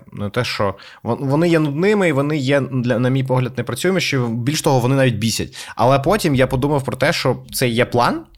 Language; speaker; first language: Ukrainian; non-native, local second language; Russian